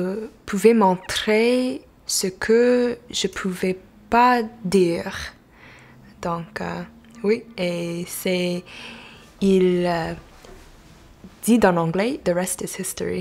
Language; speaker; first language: French; non-native, local second language; English